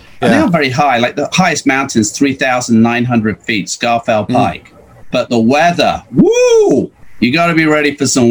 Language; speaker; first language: English; native; English